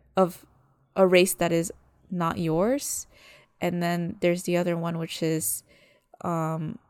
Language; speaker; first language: English; early bilingual, other home language; Malagasy